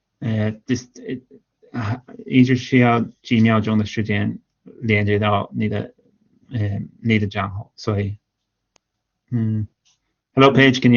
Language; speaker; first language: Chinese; non-native, fluent; English